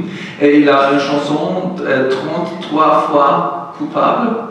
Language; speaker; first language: French; non-native, learner; German